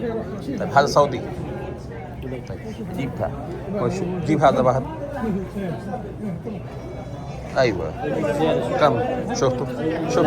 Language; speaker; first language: Arabic; non-native, learner; Urdu